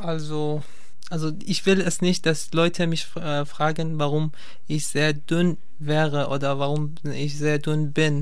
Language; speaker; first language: German; non-native, learner; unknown